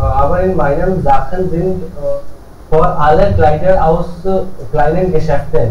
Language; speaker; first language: German; non-native, learner; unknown